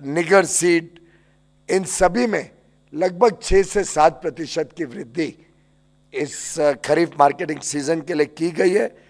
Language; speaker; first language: Hindi; native; Hindi